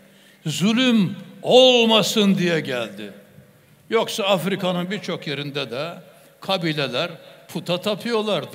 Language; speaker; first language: Turkish; native; Turkish